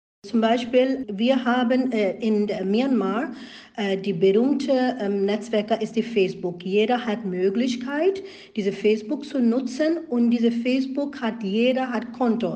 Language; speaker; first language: German; non-native, learner; Rohingya